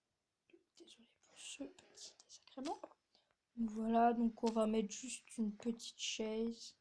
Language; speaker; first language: French; native; French